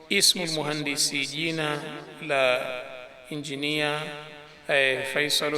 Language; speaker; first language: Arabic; non-native, fluent; Swahili